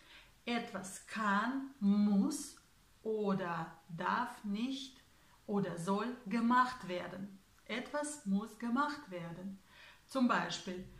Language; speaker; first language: German; non-native, fluent; Russian